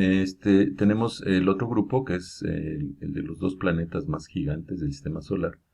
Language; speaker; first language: Spanish; native; Spanish